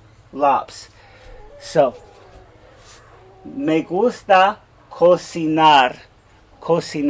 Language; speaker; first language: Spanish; non-native, fluent; English